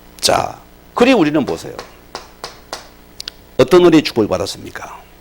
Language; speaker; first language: Korean; native; Korean